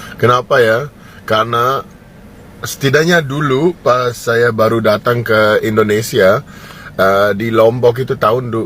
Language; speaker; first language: Indonesian; non-native, fluent; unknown